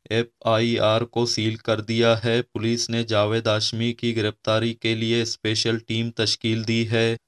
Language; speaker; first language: Urdu; non-native, local second language; Baluchi